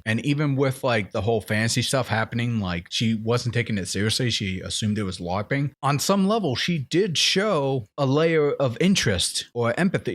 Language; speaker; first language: English; native; English